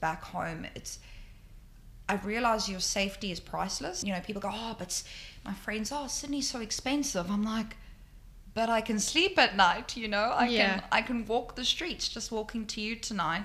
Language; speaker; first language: English; native; English